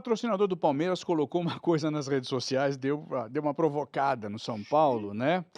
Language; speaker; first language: Portuguese; native; Portuguese